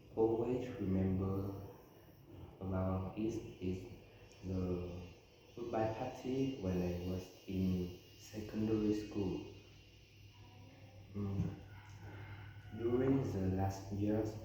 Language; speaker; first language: English; non-native, learner; Vietnamese